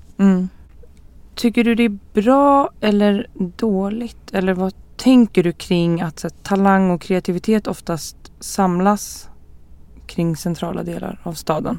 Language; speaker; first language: Swedish; native; Swedish